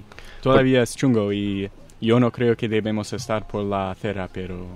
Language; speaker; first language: Spanish; non-native, fluent; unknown